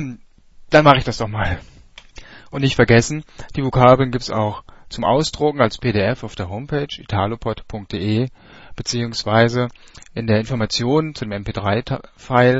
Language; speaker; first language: German; native; German